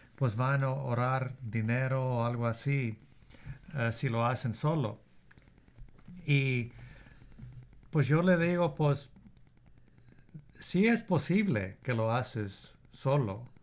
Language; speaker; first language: Spanish; early bilingual, heritage; Spanish